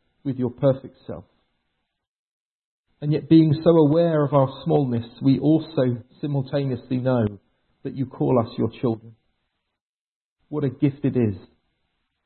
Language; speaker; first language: English; native; English